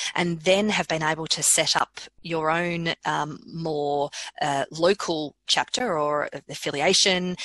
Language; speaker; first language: English; native; English